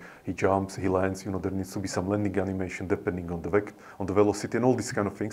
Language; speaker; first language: English; non-native, fluent; Slovak